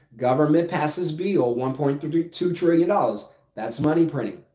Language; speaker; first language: English; native; English